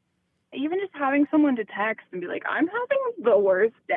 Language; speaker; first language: English; native; English